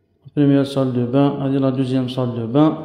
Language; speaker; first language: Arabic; native; Arabic